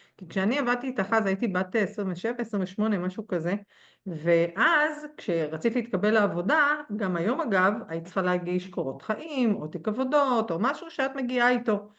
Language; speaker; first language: Hebrew; native; Hebrew